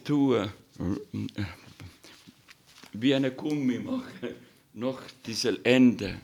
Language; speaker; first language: German; non-native, learner; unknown